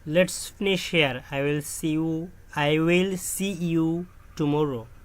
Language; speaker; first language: English; non-native, learner; Bangla